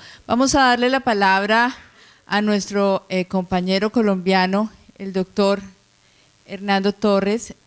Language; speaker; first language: Spanish; native; Spanish